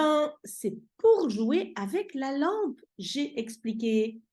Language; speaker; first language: French; non-native, fluent; Dutch